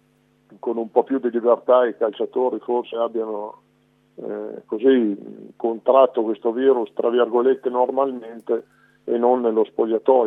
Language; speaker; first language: Italian; native; Italian